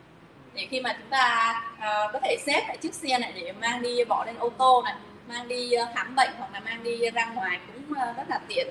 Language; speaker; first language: Vietnamese; native; Vietnamese